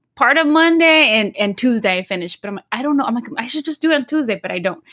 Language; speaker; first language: English; early bilingual, other home language; Spanish